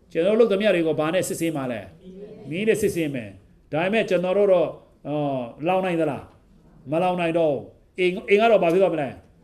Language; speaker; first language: Burmese; non-native, local second language; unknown